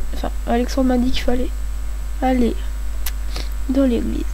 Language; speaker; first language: French; native; French